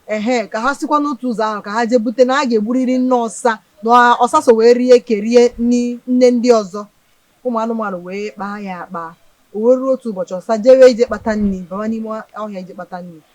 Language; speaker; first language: Igbo; native; Igbo